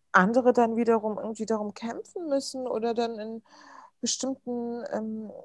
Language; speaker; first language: German; early bilingual, other home language; Turkish